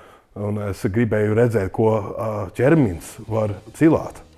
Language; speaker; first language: Latvian; early bilingual, heritage; English